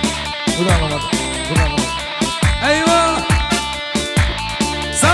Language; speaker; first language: Turkish; non-native, local second language; Kurdish